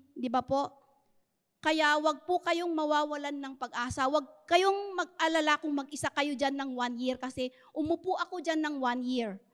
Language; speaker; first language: Filipino; native; Filipino